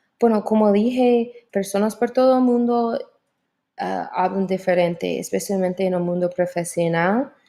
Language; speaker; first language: Spanish; non-native, fluent; English